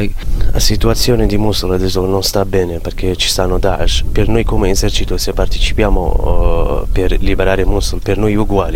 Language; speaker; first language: Italian; non-native, learner; Kurdish